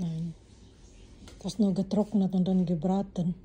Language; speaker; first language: German; non-native, learner; Filipino